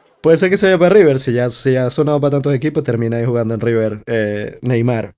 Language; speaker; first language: Spanish; native; Spanish